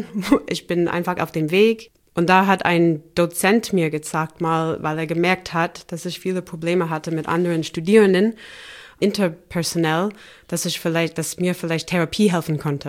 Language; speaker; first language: German; non-native, fluent; English